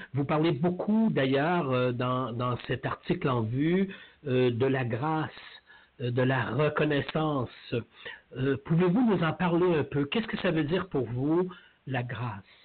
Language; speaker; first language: French; native; French